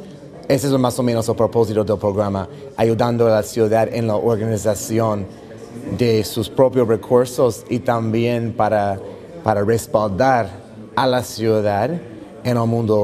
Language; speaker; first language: Spanish; non-native, fluent; English